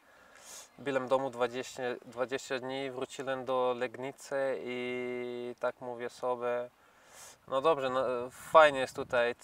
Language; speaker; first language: Polish; non-native, fluent; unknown